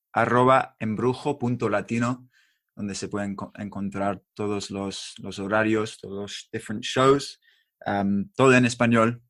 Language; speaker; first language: Spanish; non-native, learner; English